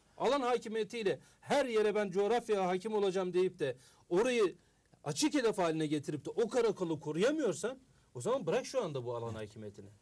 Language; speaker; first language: Turkish; native; Turkish